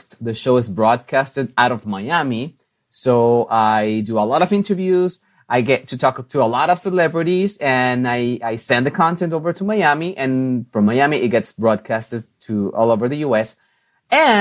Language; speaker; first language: English; non-native, fluent; Spanish